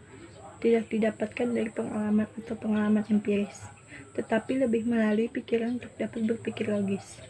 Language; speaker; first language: Indonesian; native; Indonesian